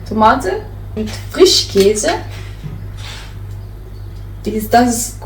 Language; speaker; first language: German; non-native, learner; Slovenian